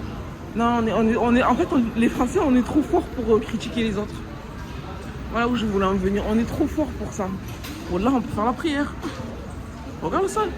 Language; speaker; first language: French; native; French